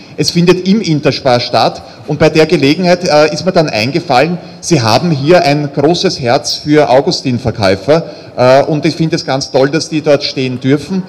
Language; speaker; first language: German; native; German